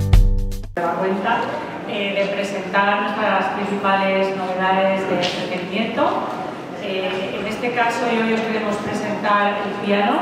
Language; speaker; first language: Spanish; native; Spanish